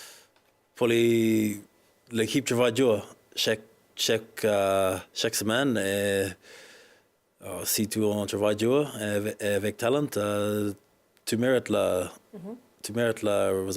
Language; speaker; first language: French; non-native, learner; English